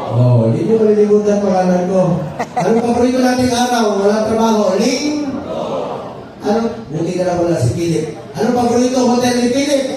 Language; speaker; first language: Filipino; non-native, local second language; Cebuano